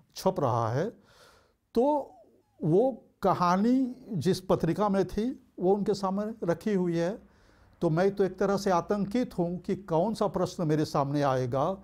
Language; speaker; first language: Hindi; early bilingual, heritage; Bhojpuri